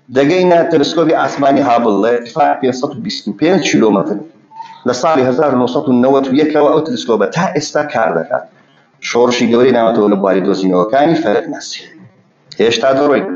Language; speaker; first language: Central Kurdish; native; Central Kurdish